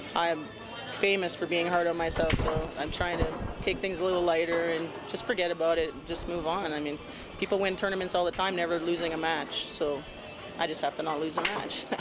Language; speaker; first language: English; native; English